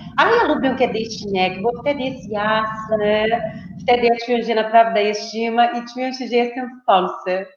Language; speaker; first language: Polish; non-native, fluent; Portuguese